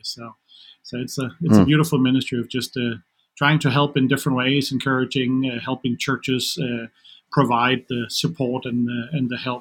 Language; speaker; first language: English; non-native, fluent; Danish